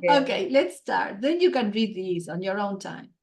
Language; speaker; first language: English; non-native, fluent; Spanish